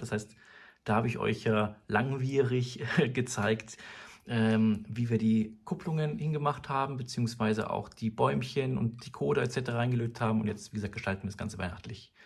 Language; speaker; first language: German; native; German